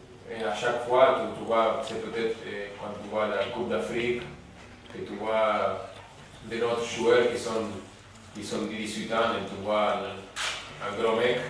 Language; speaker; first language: French; non-native, learner; Spanish